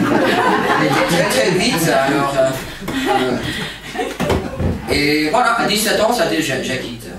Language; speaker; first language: French; non-native, fluent; English